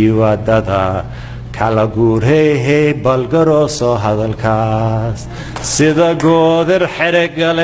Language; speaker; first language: Somali; non-native, fluent; English